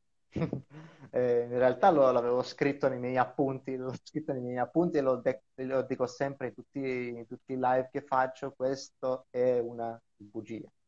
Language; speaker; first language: Italian; non-native, fluent; Greek